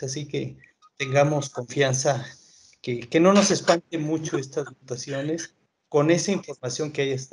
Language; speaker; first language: Spanish; native; Spanish